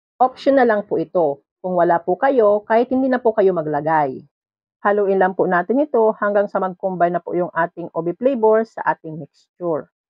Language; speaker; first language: Filipino; non-native, local second language; Bikol